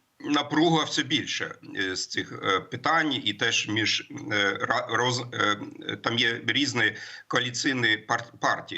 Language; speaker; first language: Ukrainian; non-native, fluent; German